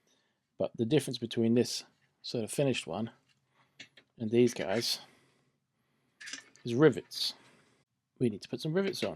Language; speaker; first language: English; native; English